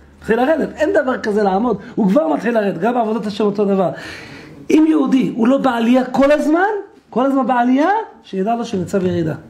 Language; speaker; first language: Hebrew; native; Hebrew